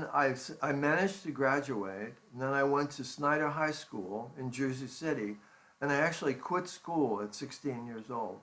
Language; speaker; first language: English; native; English